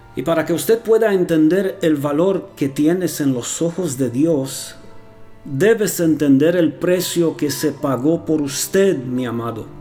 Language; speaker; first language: Spanish; non-native, fluent; Romanian